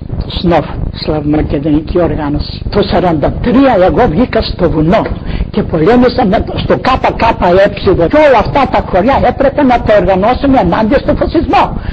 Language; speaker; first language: Greek; non-native, local second language; Macedonian